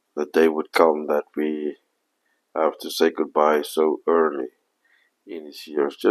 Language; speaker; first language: English; non-native, local second language; Afrikaans